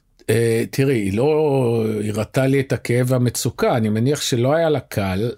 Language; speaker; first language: Hebrew; native; Hebrew